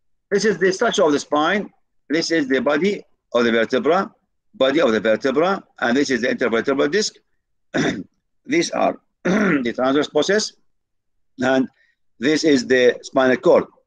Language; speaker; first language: English; non-native, fluent; Arabic